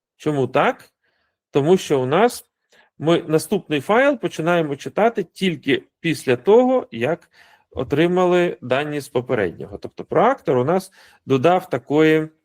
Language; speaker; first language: Ukrainian; non-native, local second language; Russian